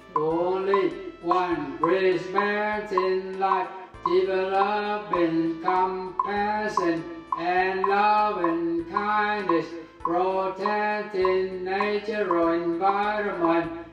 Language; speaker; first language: English; non-native, fluent; Vietnamese